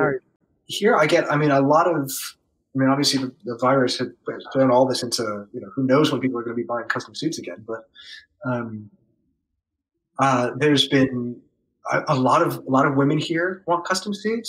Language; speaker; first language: English; native; English